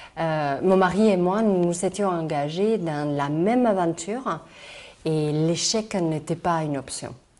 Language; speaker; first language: French; non-native, fluent; Spanish